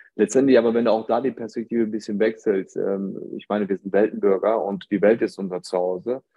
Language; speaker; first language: German; early bilingual, other home language; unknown